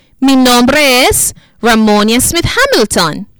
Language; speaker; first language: Spanish; non-native, fluent; English